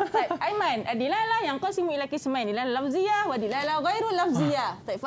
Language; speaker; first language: Arabic; non-native, fluent; Malay